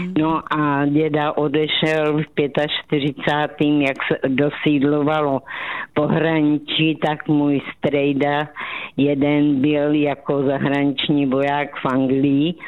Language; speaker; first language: Czech; native; Czech